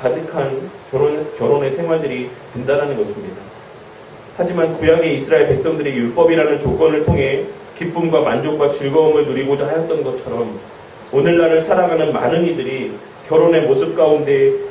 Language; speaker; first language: Korean; native; Korean